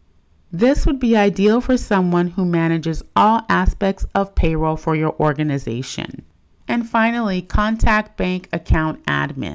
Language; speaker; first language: English; native; English